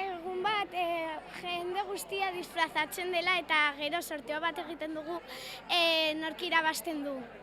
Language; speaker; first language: Basque; non-native, local second language; Spanish